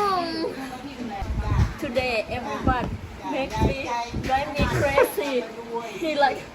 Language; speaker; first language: English; non-native, learner; Thai